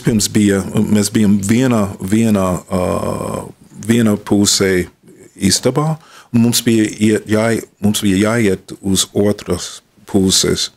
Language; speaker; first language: Latvian; non-native, fluent; English